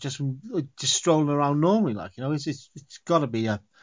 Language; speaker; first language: English; native; English